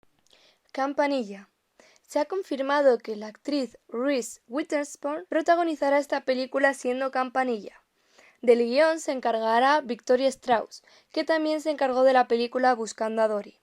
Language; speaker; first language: Spanish; native; Spanish